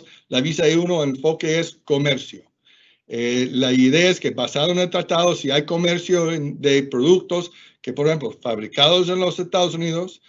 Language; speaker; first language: Spanish; non-native, fluent; English